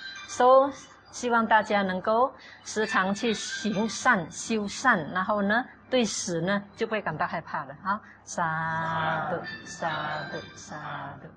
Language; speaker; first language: Chinese; native; Chinese